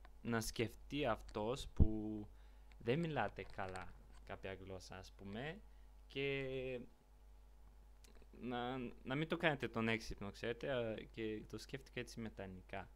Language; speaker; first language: Greek; non-native, learner; Bulgarian